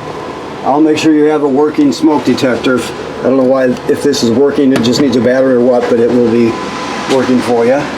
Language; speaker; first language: English; native; English